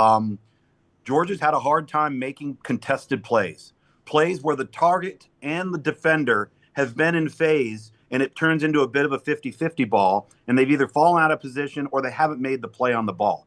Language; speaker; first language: English; native; English